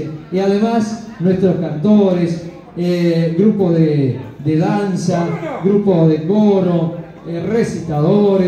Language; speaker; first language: Spanish; native; Spanish